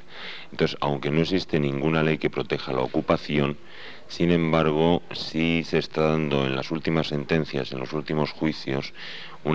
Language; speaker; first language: Spanish; native; Spanish